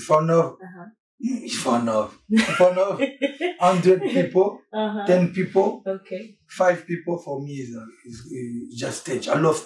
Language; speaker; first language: English; non-native, learner; French